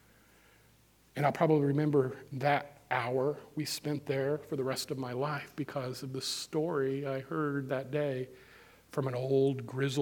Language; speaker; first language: English; native; English